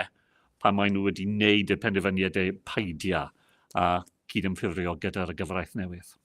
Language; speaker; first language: Welsh; non-native, local second language; English